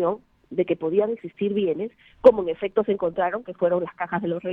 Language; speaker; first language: Spanish; native; Spanish